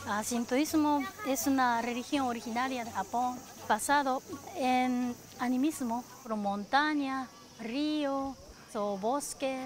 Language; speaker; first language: Spanish; non-native, learner; Japanese